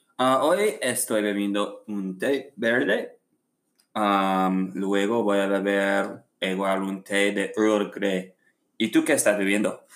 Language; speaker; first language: Spanish; non-native, learner; English